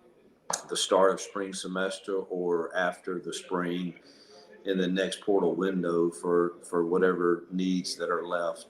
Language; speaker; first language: English; native; English